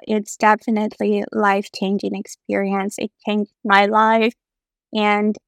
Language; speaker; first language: English; non-native, fluent; Russian